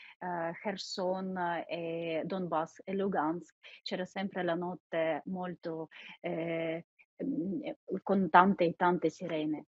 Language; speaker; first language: Italian; non-native, fluent; Ukrainian